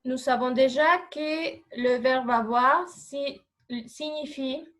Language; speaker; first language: French; non-native, fluent; Spanish